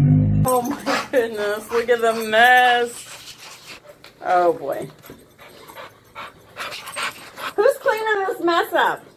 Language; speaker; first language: English; native; English